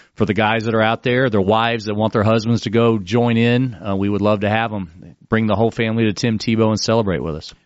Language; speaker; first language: English; native; English